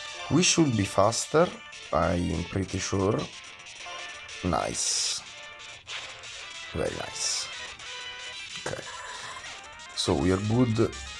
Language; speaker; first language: English; non-native, fluent; Italian